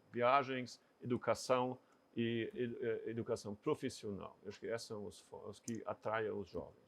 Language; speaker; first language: Portuguese; non-native, fluent; German